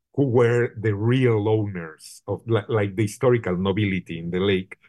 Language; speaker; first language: English; non-native, fluent; Spanish